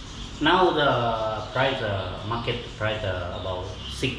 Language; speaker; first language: English; non-native, learner; Thai